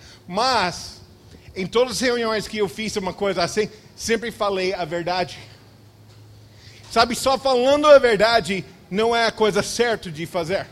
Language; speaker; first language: Portuguese; non-native, fluent; English